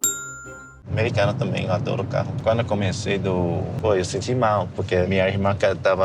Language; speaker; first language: Portuguese; non-native, learner; English